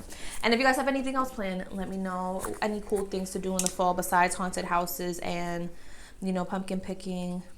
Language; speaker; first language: English; native; English